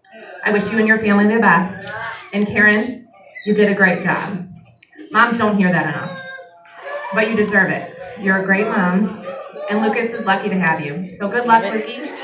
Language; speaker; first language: English; native; English